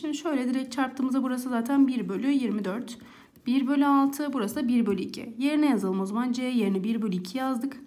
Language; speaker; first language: Turkish; native; Turkish